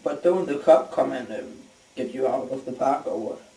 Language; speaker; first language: English; non-native, learner; Danish